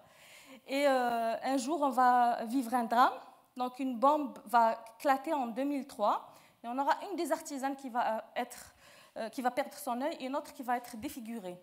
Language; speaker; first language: French; non-native, local second language; Arabic